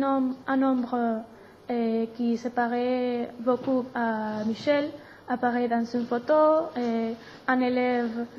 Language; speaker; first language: French; non-native, learner; Spanish